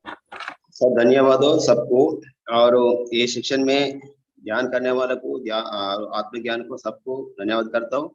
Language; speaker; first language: Hindi; non-native, local second language; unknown